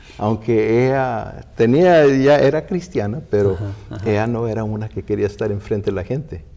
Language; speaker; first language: Spanish; early bilingual, heritage; English